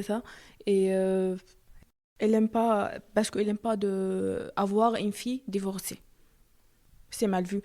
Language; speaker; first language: French; non-native, learner; Arabic